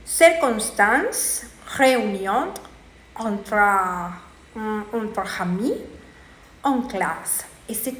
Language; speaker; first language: French; non-native, learner; Spanish